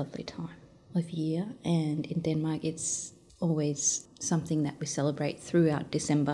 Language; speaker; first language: English; non-native, fluent; Danish